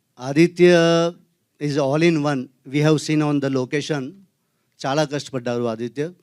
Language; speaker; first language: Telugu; non-native, learner; Hindi